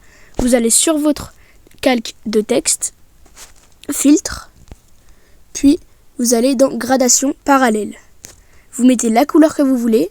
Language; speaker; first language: French; native; French